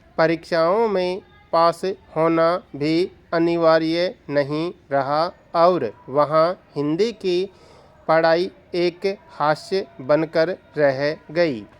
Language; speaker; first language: Hindi; native; Hindi